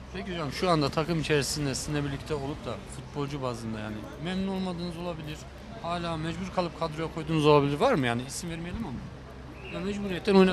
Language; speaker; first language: Turkish; native; Turkish